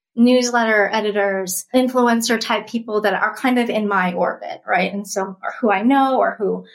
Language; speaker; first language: English; early bilingual, other home language; Russian